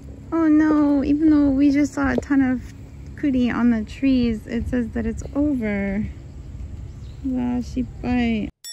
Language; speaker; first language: English; native; English